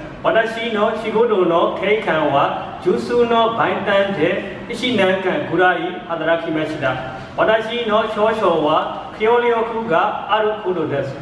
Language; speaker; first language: Japanese; non-native, learner; Burmese